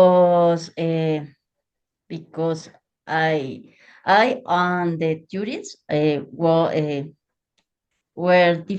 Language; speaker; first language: English; non-native, learner; Spanish